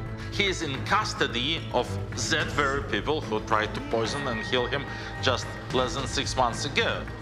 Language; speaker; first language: English; non-native, fluent; Russian